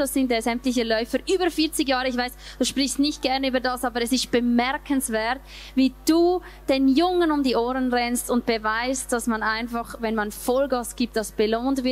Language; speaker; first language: German; native; German